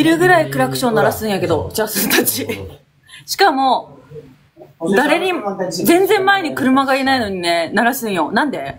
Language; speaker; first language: Japanese; native; Japanese